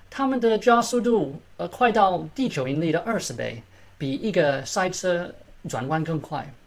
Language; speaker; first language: Chinese; early bilingual, heritage; Chinese